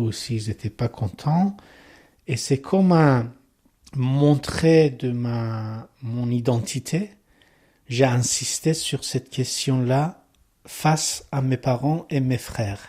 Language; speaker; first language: French; non-native, learner; Persian